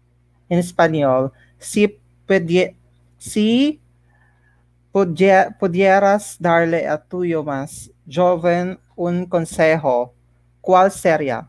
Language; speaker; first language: Spanish; non-native, learner; Filipino